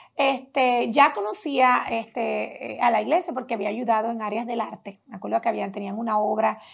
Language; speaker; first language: Spanish; native; Spanish